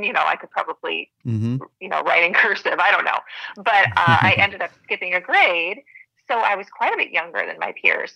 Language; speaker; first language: English; native; English